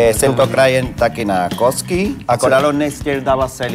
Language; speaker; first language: Czech; non-native, fluent; French